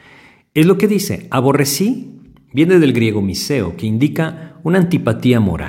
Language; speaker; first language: Spanish; native; Spanish